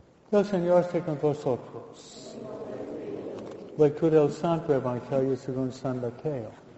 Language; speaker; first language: Spanish; non-native, fluent; English